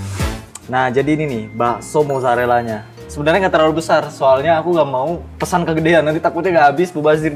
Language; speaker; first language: Indonesian; native; Indonesian